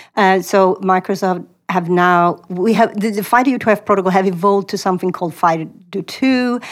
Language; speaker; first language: English; non-native, fluent; Swedish